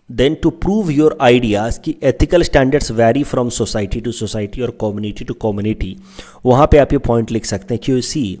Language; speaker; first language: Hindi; non-native, local second language; Assamese